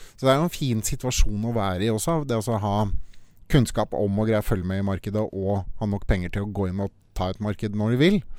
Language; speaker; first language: Norwegian; native; Norwegian